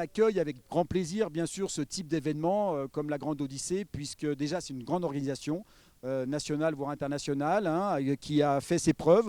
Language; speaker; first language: French; native; French